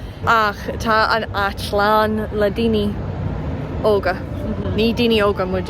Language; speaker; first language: Irish; non-native, local second language; English